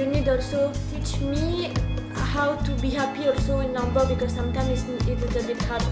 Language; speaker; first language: English; non-native, learner; French